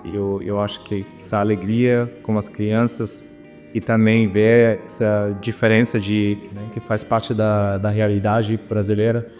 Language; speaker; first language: Portuguese; non-native, fluent; German